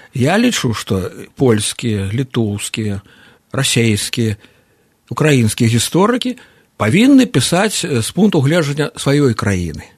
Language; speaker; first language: Belarusian; native; Belarusian